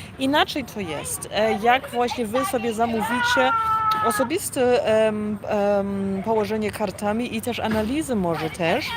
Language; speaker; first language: Polish; early bilingual, heritage; Polish